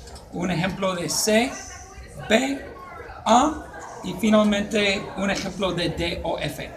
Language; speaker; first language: Spanish; non-native, fluent; English